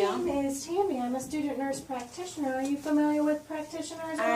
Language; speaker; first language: English; native; English